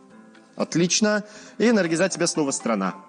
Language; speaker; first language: Russian; native; Russian